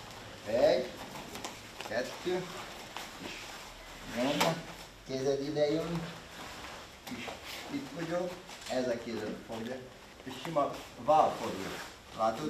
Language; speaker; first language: Hungarian; non-native, learner; Portuguese